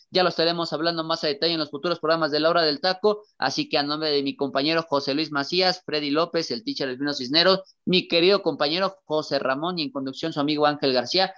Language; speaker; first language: Spanish; native; Spanish